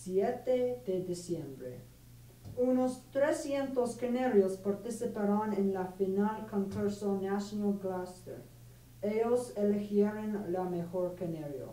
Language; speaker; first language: Spanish; non-native, learner; English